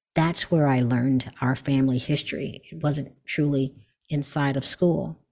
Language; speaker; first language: English; native; English